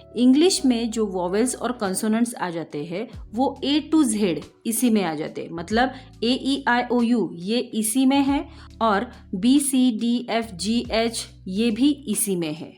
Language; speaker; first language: Hindi; non-native, local second language; Marathi